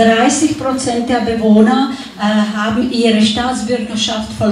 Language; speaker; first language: German; non-native, fluent; Czech